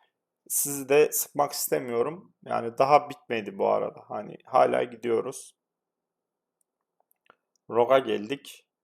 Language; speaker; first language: Turkish; native; Turkish